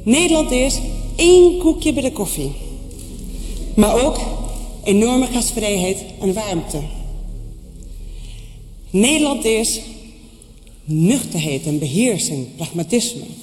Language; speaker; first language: Dutch; non-native, fluent; Spanish